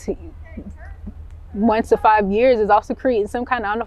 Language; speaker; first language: English; early bilingual, other home language; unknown